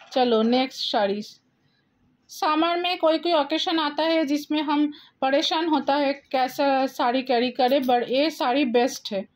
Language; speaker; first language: Hindi; non-native, local second language; Bangla